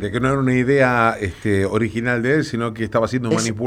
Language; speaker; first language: Spanish; native; Spanish